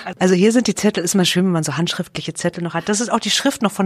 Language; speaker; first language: German; native; German